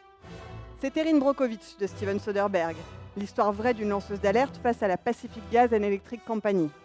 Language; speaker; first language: French; native; French